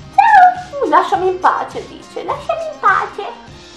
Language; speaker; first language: Italian; native; Italian